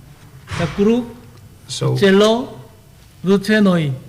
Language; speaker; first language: Czech; non-native, learner; Korean